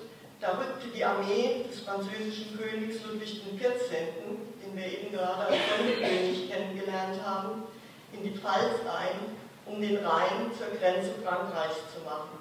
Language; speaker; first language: German; native; German